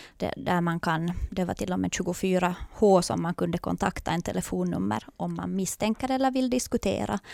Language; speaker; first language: Swedish; native; Swedish